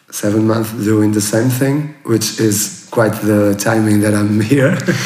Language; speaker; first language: English; non-native, fluent; Portuguese